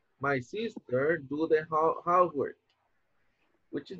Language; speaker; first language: English; non-native, fluent; Spanish